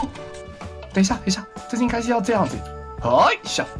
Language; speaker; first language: Chinese; native; Chinese